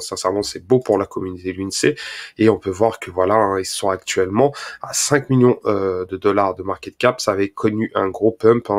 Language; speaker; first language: French; native; French